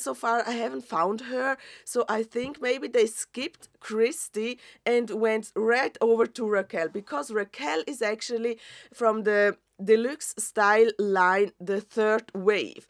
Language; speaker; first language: English; non-native, fluent; German